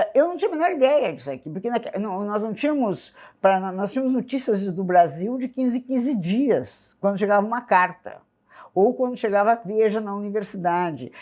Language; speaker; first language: Portuguese; native; Portuguese